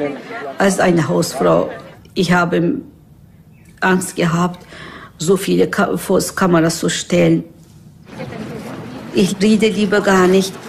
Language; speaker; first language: German; non-native, learner; Turkish